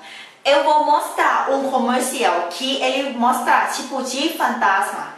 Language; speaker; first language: Portuguese; non-native, learner; Thai